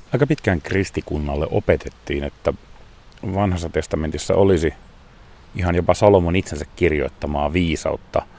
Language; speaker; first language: Finnish; native; Finnish